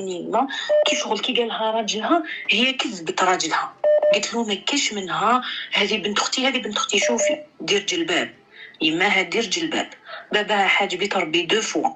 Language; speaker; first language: Arabic; native; Arabic